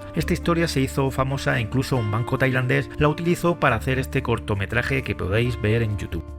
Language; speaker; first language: Spanish; native; Spanish